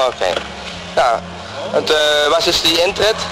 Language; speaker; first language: German; non-native, learner; Dutch